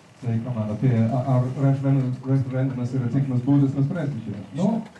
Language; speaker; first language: Lithuanian; non-native, fluent; French